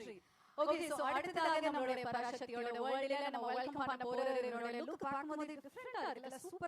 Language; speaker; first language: Tamil; native; Tamil